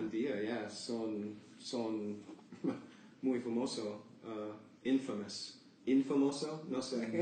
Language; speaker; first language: Spanish; non-native, learner; English